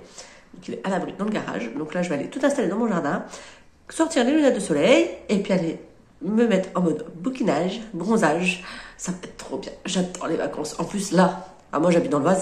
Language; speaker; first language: French; native; French